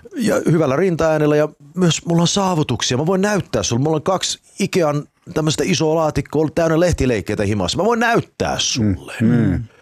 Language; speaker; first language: Finnish; early bilingual, heritage; Finnish